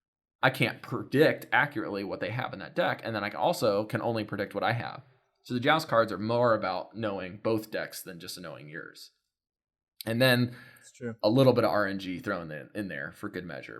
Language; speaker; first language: English; native; English